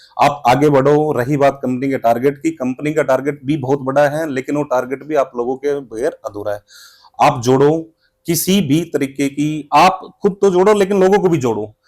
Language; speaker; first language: Hindi; native; Hindi